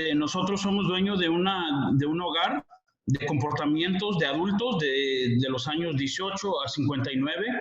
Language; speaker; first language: Spanish; early bilingual, heritage; Spanish